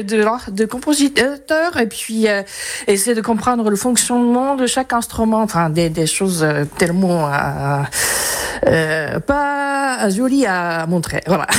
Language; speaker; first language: French; non-native, fluent; Japanese